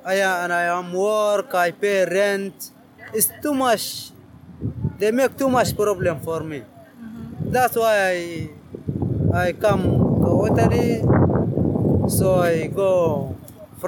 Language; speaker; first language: English; non-native, learner; Arabic